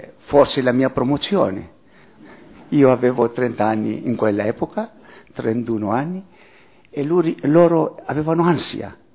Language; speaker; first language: Italian; non-native, fluent; Greek